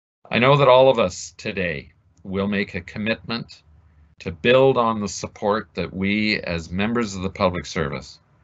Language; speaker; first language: English; native; English